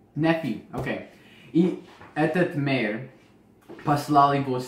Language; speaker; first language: Russian; non-native, learner; English